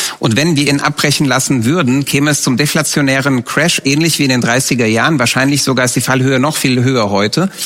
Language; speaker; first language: German; early bilingual, other home language; Romanian